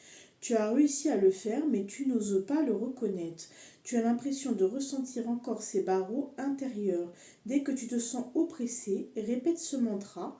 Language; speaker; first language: French; native; French